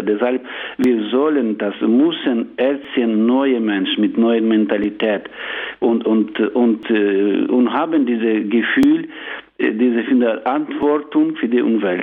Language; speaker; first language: German; non-native, learner; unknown